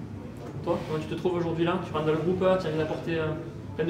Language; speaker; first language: French; native; French